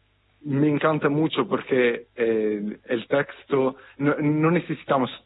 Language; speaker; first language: Spanish; non-native, fluent; Italian